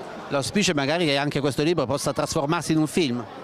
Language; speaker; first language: Italian; native; Italian